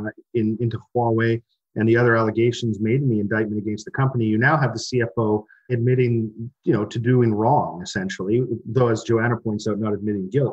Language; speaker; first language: English; native; English